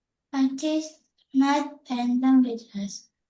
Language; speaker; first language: English; non-native, learner; Vietnamese